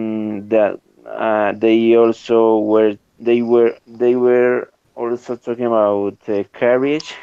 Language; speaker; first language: English; non-native, learner; Spanish